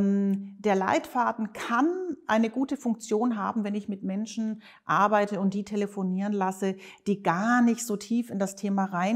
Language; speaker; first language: German; native; German